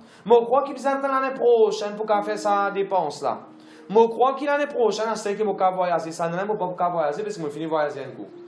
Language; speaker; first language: French; non-native, local second language; Morisyen